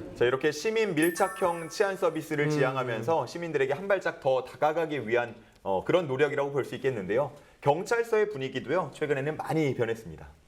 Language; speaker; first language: Korean; native; Korean